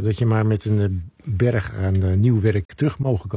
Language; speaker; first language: Dutch; native; Dutch